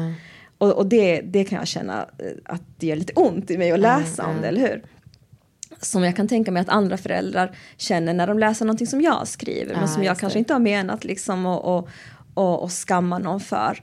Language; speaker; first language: Swedish; native; Swedish